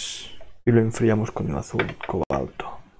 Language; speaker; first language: Spanish; non-native, local second language; Catalan